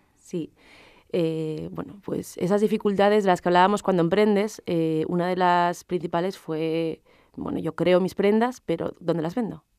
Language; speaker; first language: Spanish; native; Spanish